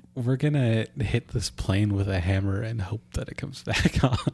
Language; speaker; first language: English; native; English